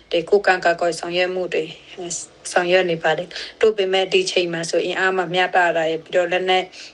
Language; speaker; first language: Burmese; non-native, local second language; Shwe Palaung